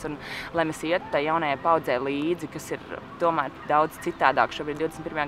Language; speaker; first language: Latvian; native; Latvian